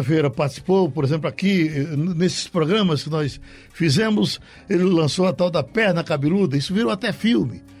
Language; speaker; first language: Portuguese; native; Portuguese